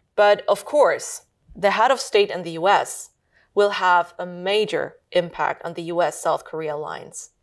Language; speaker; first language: English; early bilingual, heritage; German